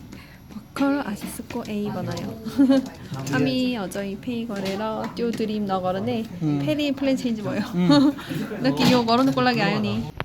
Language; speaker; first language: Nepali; non-native, learner; Korean